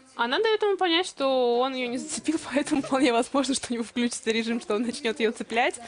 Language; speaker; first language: Russian; native; Russian